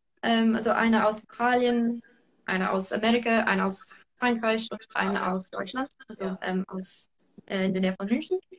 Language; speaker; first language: German; non-native, fluent; English